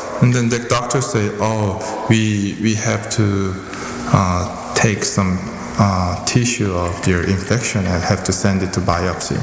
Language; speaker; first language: English; non-native, fluent; Korean